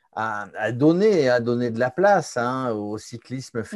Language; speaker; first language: French; native; French